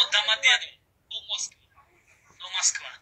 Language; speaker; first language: Russian; non-native, learner; Uzbek